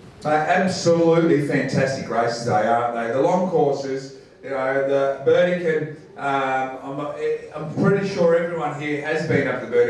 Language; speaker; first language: English; native; English